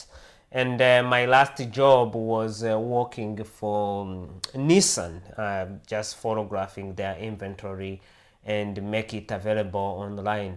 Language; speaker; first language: English; non-native, local second language; Kinyarwanda